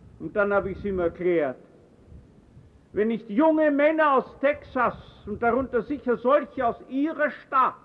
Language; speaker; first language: German; native; German